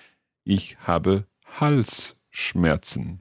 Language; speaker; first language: German; non-native, learner; English